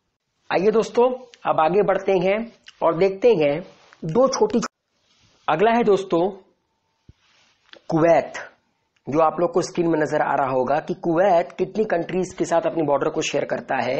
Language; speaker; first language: Hindi; native; Hindi